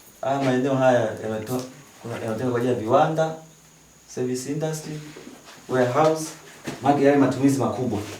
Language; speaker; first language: Swahili; native; Swahili